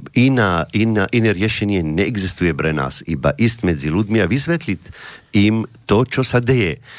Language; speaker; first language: Slovak; non-native, fluent; Arabic